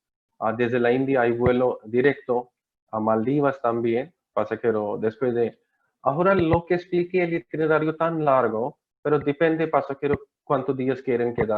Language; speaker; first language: Spanish; non-native, learner; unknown